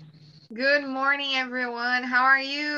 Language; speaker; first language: English; non-native, fluent; Portuguese